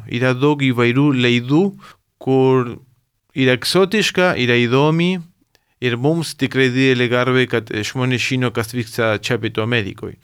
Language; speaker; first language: Lithuanian; early bilingual, heritage; Lithuanian